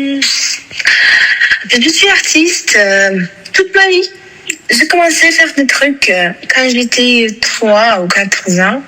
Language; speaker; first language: French; non-native, fluent; Russian